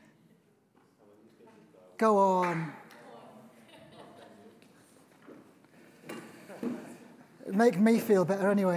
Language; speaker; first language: English; native; English